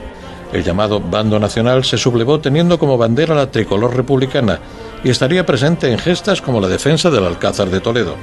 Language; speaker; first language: Spanish; native; Spanish